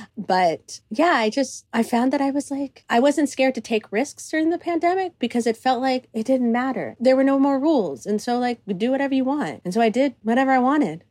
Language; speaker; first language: English; early bilingual, other home language; Greek